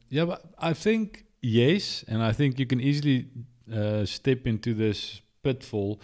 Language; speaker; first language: English; non-native, local second language; Afrikaans